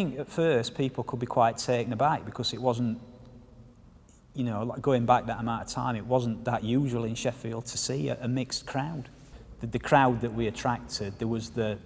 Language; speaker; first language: English; native; English